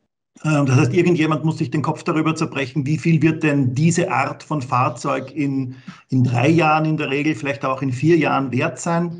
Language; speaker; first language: German; native; German